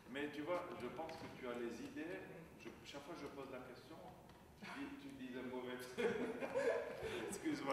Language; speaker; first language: French; non-native, fluent; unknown